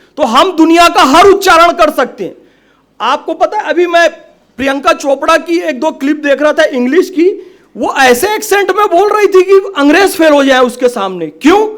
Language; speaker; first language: Hindi; native; Hindi